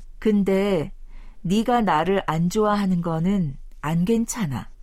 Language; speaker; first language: Korean; non-native, fluent; Chinese